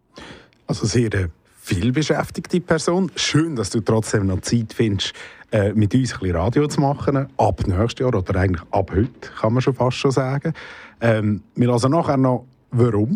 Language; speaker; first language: German; native; German